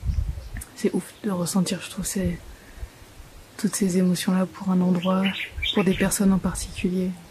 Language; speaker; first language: French; native; French